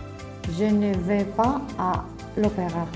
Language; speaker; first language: French; non-native, learner; Spanish